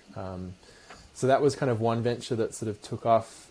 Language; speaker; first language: English; native; English